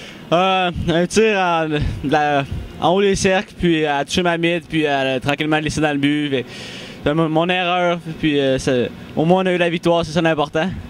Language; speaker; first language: French; native; French